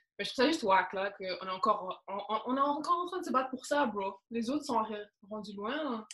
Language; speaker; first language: French; native; French